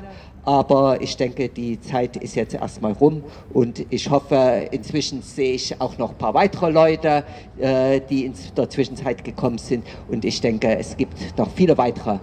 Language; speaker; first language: German; native; German